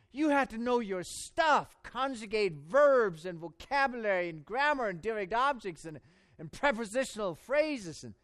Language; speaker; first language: English; non-native, fluent; German